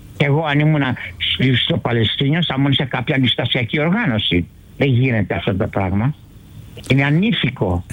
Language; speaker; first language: Greek; early bilingual, heritage; Greek